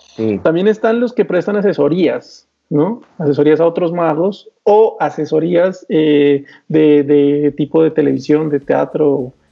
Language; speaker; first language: Spanish; native; Spanish